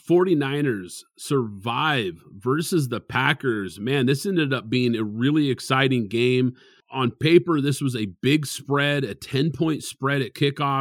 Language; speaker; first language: English; native; English